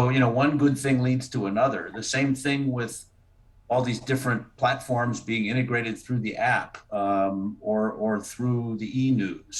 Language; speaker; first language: English; native; English